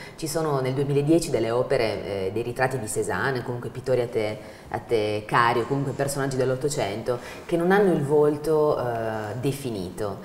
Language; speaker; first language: Italian; native; Italian